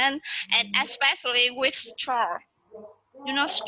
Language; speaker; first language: English; non-native, learner; Vietnamese